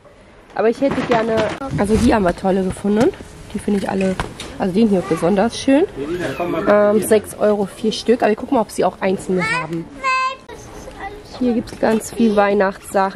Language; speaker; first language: German; native; German